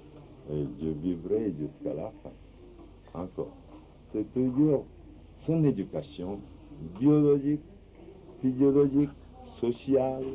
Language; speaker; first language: French; non-native, fluent; Japanese